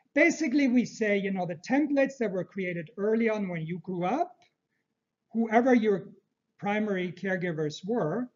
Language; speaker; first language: English; early bilingual, other home language; Turkish